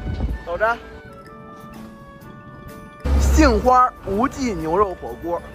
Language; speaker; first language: Chinese; native; Chinese